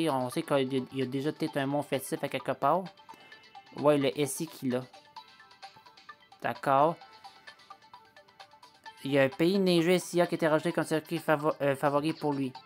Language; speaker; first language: French; native; French